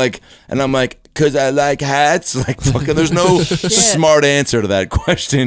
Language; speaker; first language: English; native; English